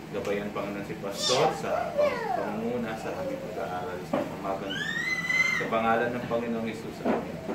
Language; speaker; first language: Filipino; native; Filipino